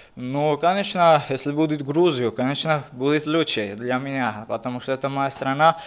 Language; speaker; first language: Russian; non-native, learner; Georgian